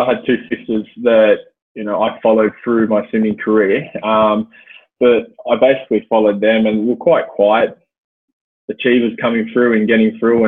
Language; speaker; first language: English; native; English